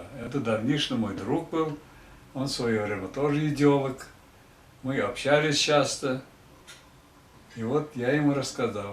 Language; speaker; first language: Russian; non-native, local second language; Tatar